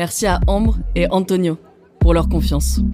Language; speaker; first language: French; native; French